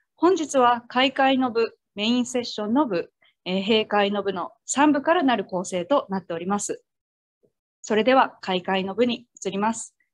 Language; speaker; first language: Japanese; native; Japanese